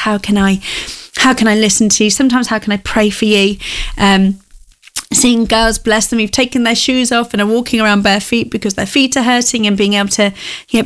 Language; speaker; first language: English; native; English